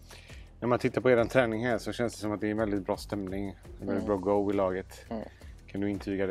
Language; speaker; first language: Swedish; native; Swedish